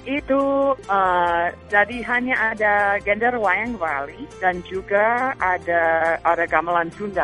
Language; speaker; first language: Indonesian; non-native, fluent; English